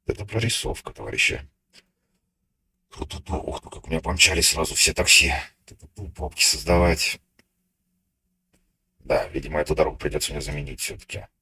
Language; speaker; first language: Russian; native; Russian